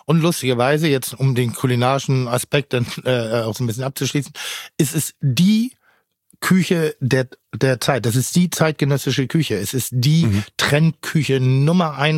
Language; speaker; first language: German; native; German